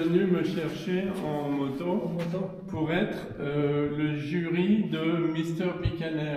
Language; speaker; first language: French; native; French